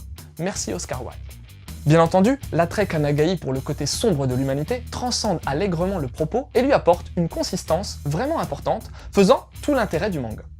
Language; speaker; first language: French; native; French